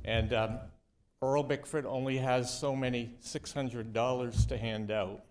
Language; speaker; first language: English; native; English